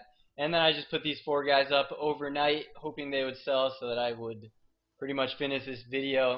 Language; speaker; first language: English; native; English